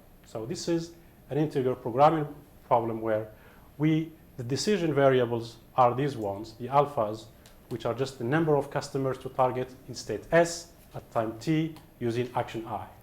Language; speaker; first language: English; non-native, fluent; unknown